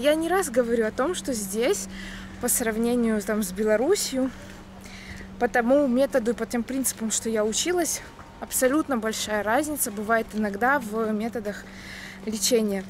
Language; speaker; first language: Russian; native; Russian